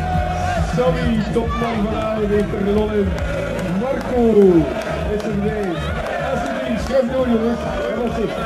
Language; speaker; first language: Dutch; native; Dutch